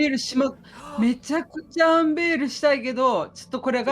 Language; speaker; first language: Japanese; native; Japanese